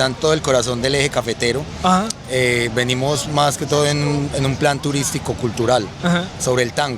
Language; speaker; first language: Spanish; native; Spanish